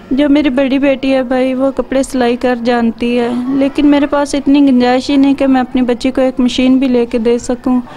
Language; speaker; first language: Urdu; non-native, local second language; Punjabi